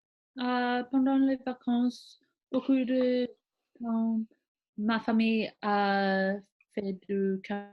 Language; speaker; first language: French; non-native, learner; English